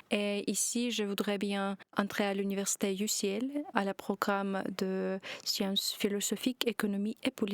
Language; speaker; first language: French; non-native, learner; Ukrainian